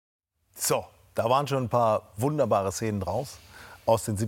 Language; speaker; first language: German; native; German